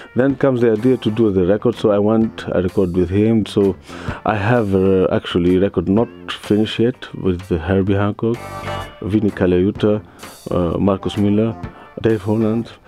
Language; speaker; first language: English; non-native, learner; Arabic